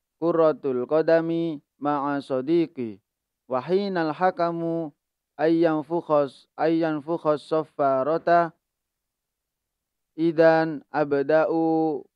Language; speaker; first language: Arabic; non-native, learner; Indonesian